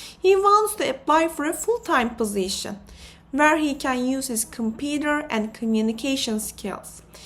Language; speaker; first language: English; non-native, fluent; Turkish